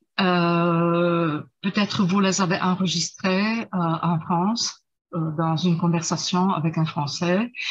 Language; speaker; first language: French; non-native, fluent; Czech